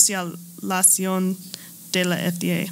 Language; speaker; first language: Spanish; non-native, learner; English